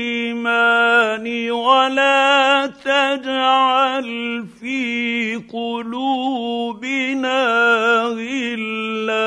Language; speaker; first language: Arabic; native; Arabic